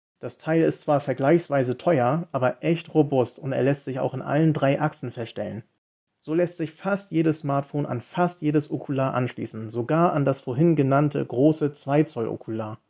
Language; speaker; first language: German; native; German